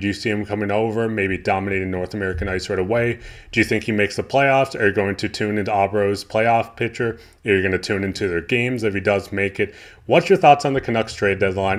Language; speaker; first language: English; native; English